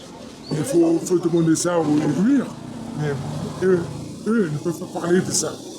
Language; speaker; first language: French; non-native, fluent; Chinese